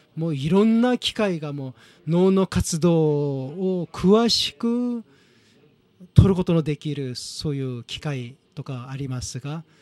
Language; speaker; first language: Japanese; non-native, fluent; Korean